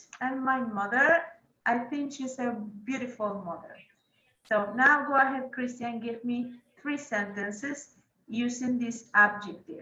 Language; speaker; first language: English; non-native, fluent; Spanish